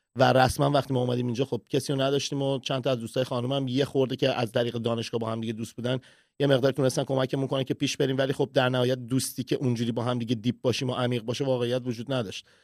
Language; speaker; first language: Persian; early bilingual, heritage; Persian